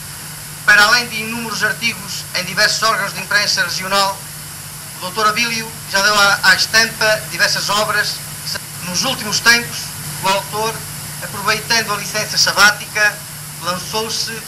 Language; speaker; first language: Portuguese; native; Portuguese